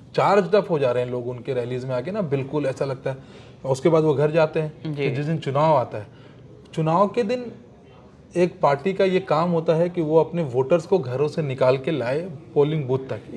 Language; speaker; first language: Hindi; native; Hindi